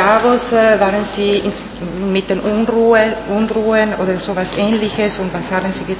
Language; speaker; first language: German; non-native, fluent; Italian